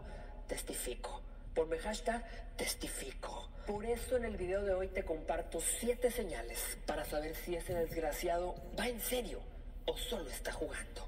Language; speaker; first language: Spanish; native; Spanish